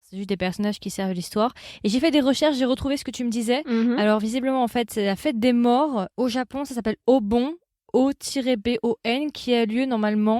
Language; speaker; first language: French; native; French